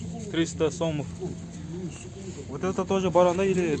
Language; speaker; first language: Russian; non-native, local second language; Kyrgyz